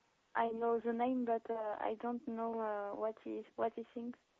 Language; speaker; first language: English; non-native, learner; French